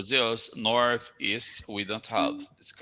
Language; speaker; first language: English; non-native, fluent; Portuguese